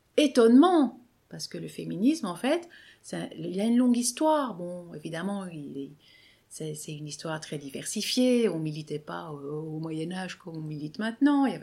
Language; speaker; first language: French; native; French